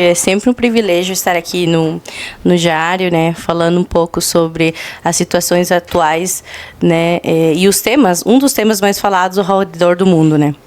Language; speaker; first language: Portuguese; non-native, fluent; Spanish